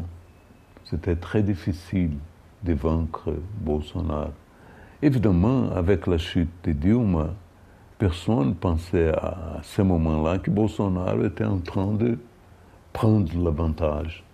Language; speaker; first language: French; non-native, fluent; Portuguese